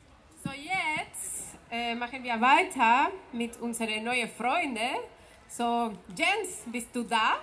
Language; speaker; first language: German; non-native, fluent; Spanish